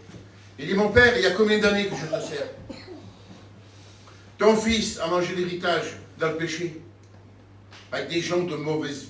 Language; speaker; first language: French; native; French